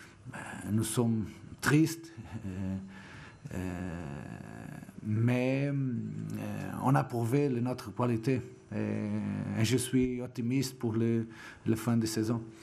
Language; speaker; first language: French; non-native, fluent; Portuguese